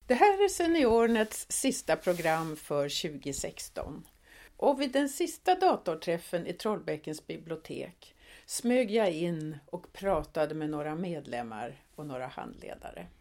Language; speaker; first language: Swedish; native; Swedish